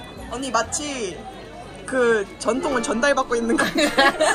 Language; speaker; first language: Korean; early bilingual, heritage; Korean